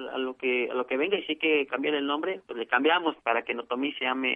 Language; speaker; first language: Spanish; native; Spanish